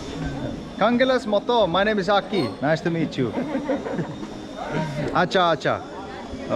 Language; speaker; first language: English; non-native, fluent; Finnish